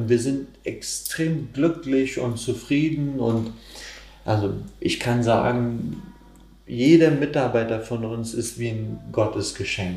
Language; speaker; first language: German; non-native, fluent; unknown